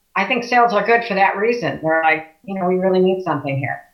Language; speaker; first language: English; native; English